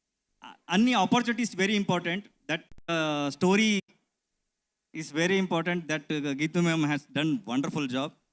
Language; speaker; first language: Telugu; non-native, learner; Kannada